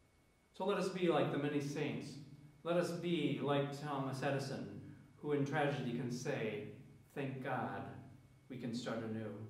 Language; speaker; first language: English; native; English